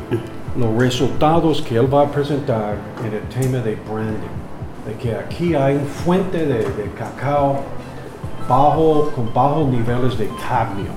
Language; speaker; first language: Spanish; non-native, learner; English